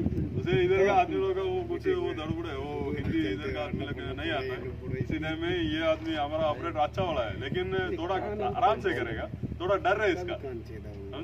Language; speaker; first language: Hindi; non-native, local second language; Tamil